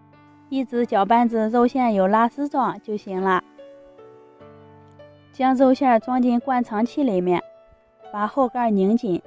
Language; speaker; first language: Chinese; native; Chinese